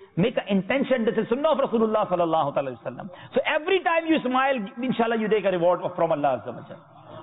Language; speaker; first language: English; non-native, local second language; Urdu